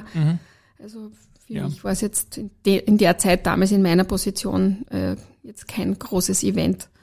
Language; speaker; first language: German; native; German